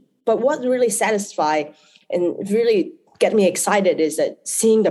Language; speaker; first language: English; non-native, local second language; Cantonese